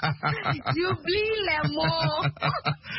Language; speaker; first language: French; non-native, learner; Akan